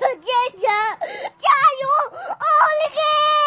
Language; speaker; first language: Chinese; native; Chinese